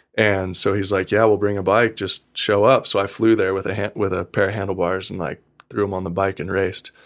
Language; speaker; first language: English; native; English